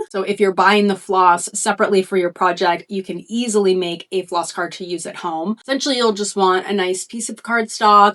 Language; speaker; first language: English; native; English